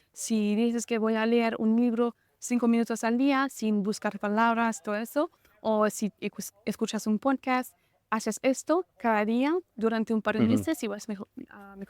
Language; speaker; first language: Spanish; non-native, fluent; French